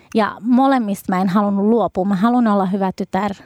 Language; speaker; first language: Finnish; early bilingual, other home language; Arabic